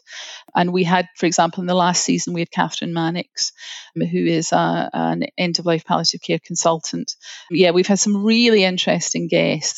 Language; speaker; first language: English; native; English